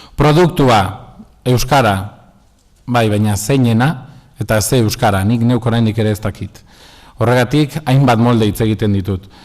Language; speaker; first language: Basque; non-native, local second language; Spanish